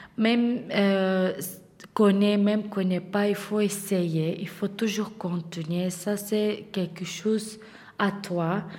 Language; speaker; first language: French; non-native, learner; Turkish